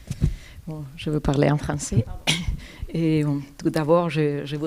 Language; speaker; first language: French; non-native, fluent; Romanian